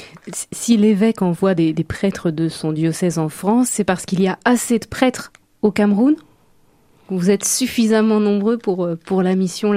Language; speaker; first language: French; native; French